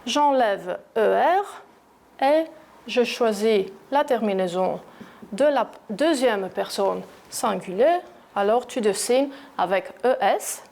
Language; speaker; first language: French; non-native, fluent; Greek